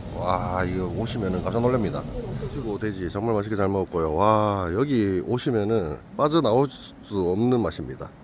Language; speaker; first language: Korean; native; Korean